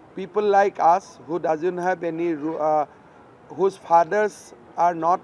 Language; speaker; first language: English; non-native, local second language; Assamese